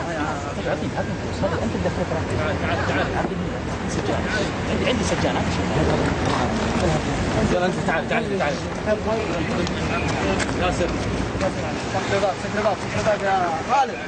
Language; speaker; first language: Arabic; native; Arabic